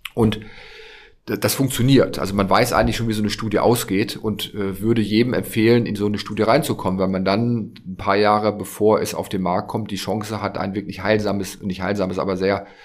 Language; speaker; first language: German; native; German